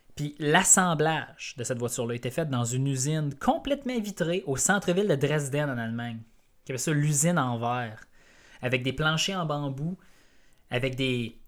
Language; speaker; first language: French; native; French